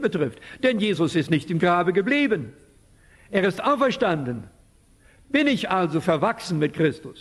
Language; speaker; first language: German; early bilingual, heritage; German